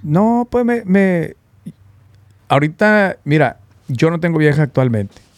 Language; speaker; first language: Spanish; early bilingual, heritage; Spanish